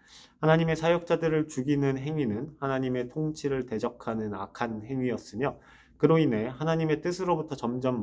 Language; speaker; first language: Korean; native; Korean